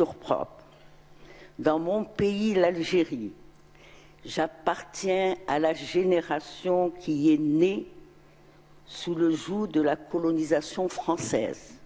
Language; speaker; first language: French; non-native, local second language; Arabic